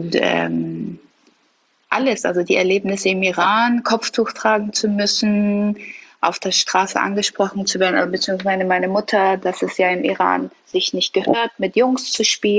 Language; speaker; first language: German; early bilingual, other home language; Persian